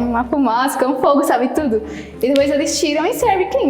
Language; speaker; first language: Portuguese; non-native, fluent; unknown